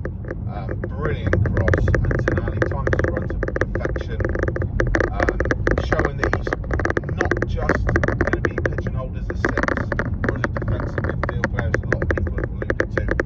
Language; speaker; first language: English; native; English